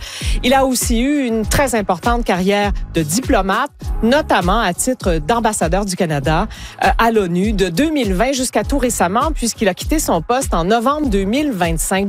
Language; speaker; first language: French; native; French